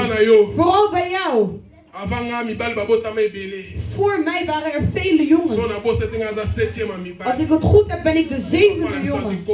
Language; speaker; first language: Dutch; non-native, learner; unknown